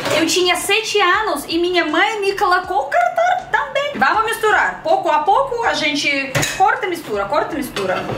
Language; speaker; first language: Portuguese; non-native, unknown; Russian